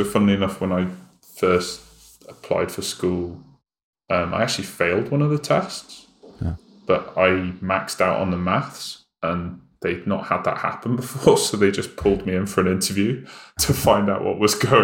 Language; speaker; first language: English; native; English